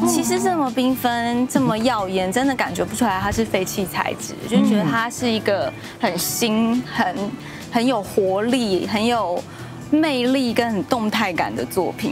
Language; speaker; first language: Chinese; native; Chinese